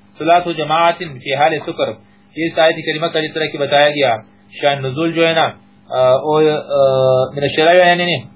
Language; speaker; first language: Urdu; native; Urdu